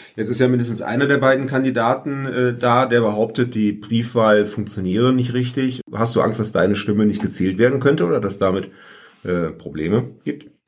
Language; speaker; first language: German; native; German